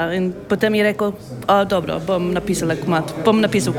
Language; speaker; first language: Slovenian; non-native, fluent; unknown